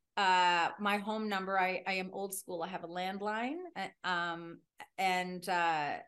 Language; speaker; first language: English; native; English